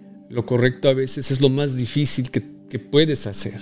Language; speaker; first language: Spanish; early bilingual, heritage; Spanish